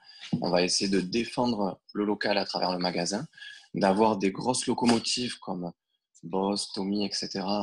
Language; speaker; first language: French; native; French